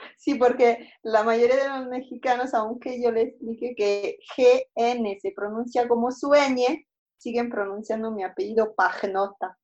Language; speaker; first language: Spanish; non-native, fluent; Italian